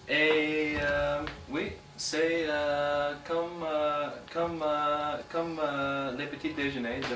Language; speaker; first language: French; non-native, learner; English